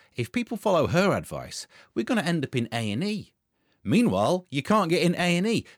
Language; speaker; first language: English; native; English